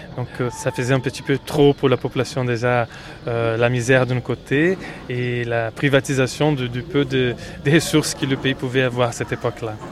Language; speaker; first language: French; non-native, fluent; Portuguese